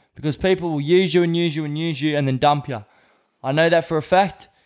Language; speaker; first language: English; native; English